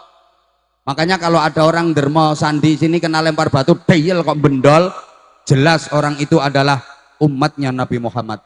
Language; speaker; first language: Indonesian; non-native, local second language; Javanese